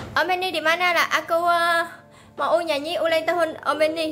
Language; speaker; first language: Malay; non-native, learner; Vietnamese